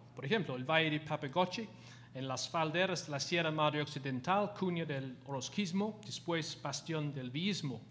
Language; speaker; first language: Spanish; non-native, fluent; English